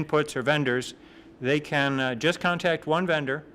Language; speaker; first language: English; native; English